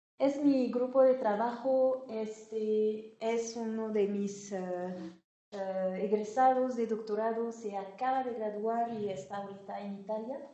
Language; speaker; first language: Spanish; non-native, fluent; French